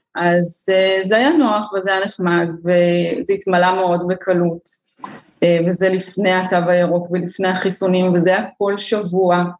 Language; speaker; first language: Hebrew; native; Hebrew